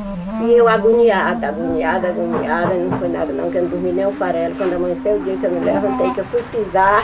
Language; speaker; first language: Portuguese; native; Portuguese